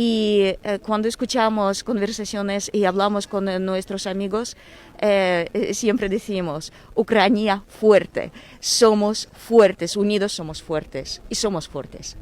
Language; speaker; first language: Spanish; non-native, fluent; Ukrainian